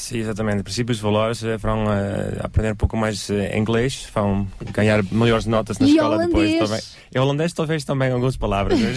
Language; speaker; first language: Portuguese; non-native, learner; Dutch